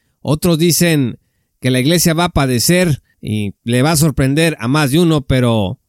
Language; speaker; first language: Spanish; native; Spanish